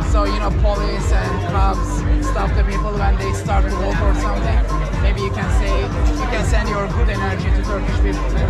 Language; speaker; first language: English; non-native, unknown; Turkish